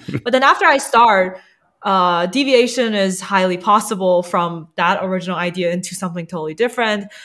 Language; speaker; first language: English; early bilingual, other home language; Chinese